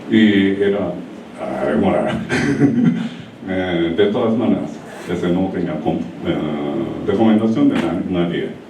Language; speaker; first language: Spanish; non-native, learner; Japanese